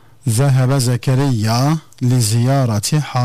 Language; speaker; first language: Arabic; non-native, fluent; Turkish